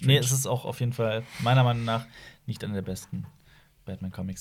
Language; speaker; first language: German; native; German